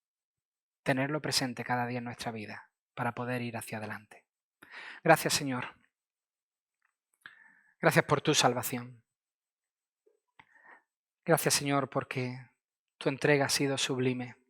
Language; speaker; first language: Spanish; native; Spanish